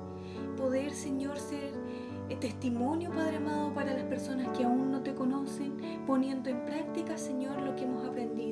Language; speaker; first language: Spanish; native; Spanish